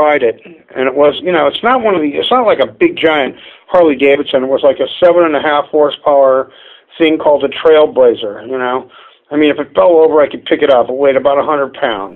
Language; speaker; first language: English; native; English